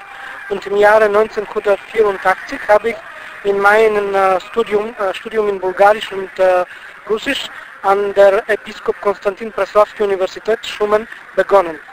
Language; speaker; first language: German; non-native, fluent; Bulgarian